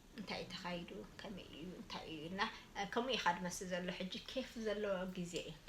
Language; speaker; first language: Tigrinya; early bilingual, heritage; Tigrinya